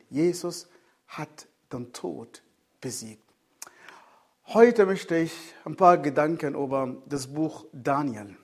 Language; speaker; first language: German; non-native, fluent; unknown